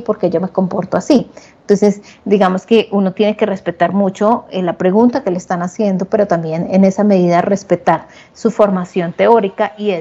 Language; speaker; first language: Spanish; native; Spanish